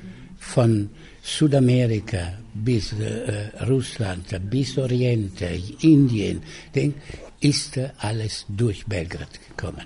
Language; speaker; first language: German; non-native, fluent; Italian